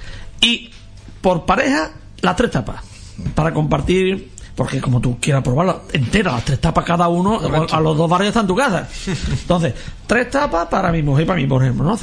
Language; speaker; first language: Spanish; native; Spanish